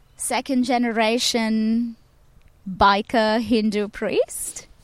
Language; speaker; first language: English; non-native, local second language; Tamil